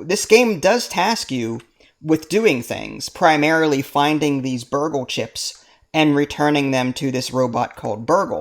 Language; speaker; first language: English; native; English